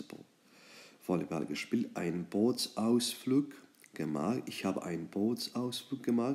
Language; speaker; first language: German; non-native, fluent; English